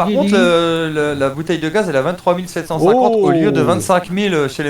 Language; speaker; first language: French; native; French